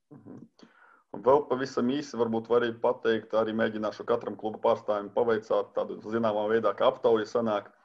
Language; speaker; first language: Latvian; native; Latvian